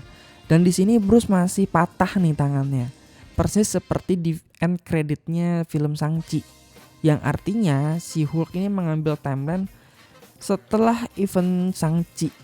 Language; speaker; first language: Indonesian; native; Indonesian